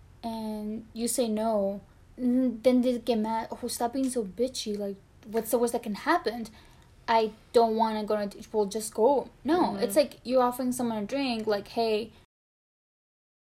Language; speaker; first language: English; non-native, fluent; Spanish